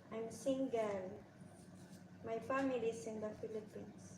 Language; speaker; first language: English; non-native, learner; Bikol